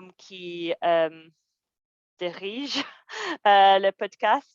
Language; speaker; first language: French; non-native, fluent; English